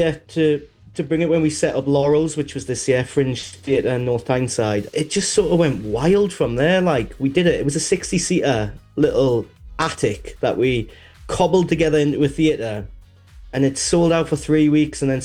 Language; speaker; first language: English; native; English